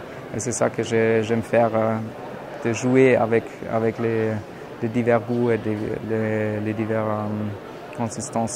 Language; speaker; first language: French; non-native, fluent; German